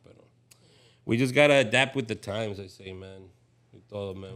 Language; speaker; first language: English; early bilingual, other home language; Spanish